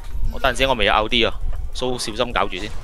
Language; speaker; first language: Chinese; native; Chinese